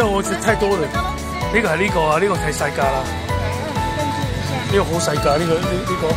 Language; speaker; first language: Chinese; native; Chinese